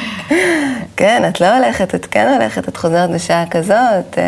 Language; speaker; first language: Hebrew; native; Hebrew